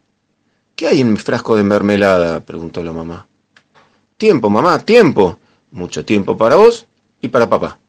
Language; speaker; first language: Spanish; native; Spanish